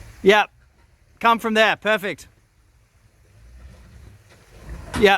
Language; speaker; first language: English; native; English